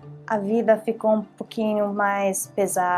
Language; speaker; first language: Portuguese; non-native, learner; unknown